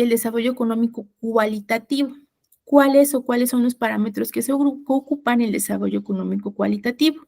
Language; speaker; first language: Spanish; native; Spanish